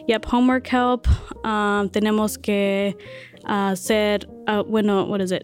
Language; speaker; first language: English; early bilingual, other home language; Spanish